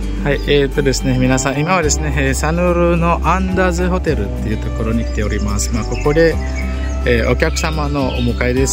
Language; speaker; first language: Japanese; non-native, fluent; Balinese